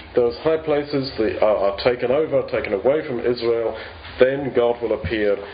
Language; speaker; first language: English; native; English